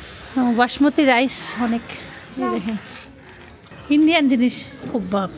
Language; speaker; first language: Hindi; non-native, learner; Bangla